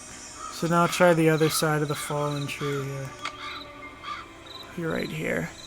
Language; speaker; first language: English; native; English